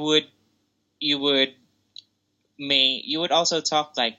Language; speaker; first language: English; non-native, local second language; Filipino